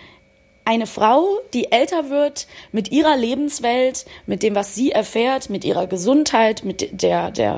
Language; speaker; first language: German; native; German